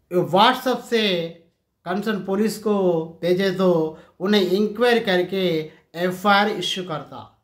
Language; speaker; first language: Hindi; non-native, local second language; Telugu